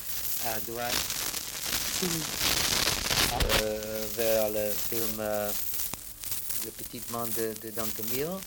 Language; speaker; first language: French; non-native, learner; English